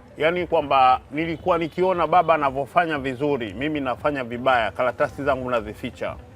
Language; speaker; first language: Swahili; native; Swahili